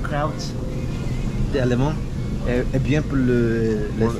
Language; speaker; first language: French; non-native, learner; Spanish